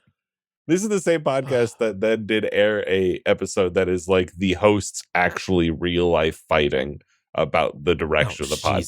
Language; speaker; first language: English; native; English